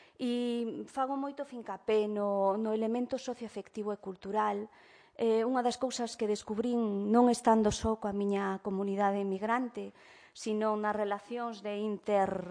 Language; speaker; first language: Galician; early bilingual, heritage; Galician